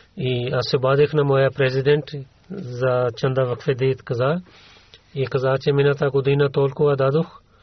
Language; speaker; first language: Bulgarian; non-native, learner; Urdu